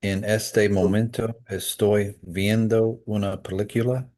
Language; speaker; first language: Spanish; non-native, learner; English